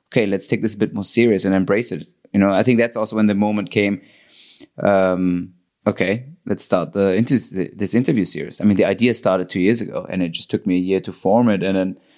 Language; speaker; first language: English; non-native, fluent; German